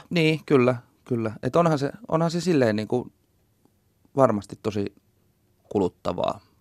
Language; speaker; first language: Finnish; native; Finnish